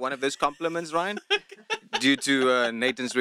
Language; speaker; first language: English; non-native, local second language; Afrikaans